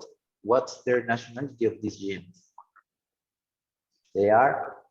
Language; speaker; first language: English; non-native, fluent; Spanish